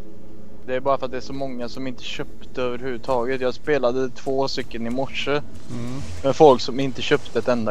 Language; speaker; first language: Swedish; native; Swedish